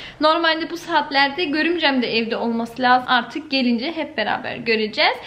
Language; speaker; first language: Turkish; early bilingual, heritage; Turkish